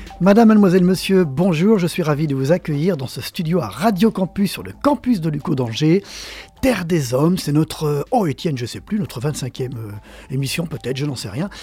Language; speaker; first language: French; native; French